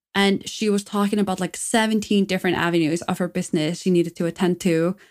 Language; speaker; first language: English; non-native, fluent; Icelandic